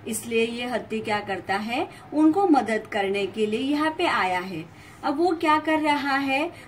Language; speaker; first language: Hindi; non-native, local second language; Marathi